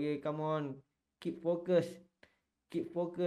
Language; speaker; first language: English; non-native, learner; Malay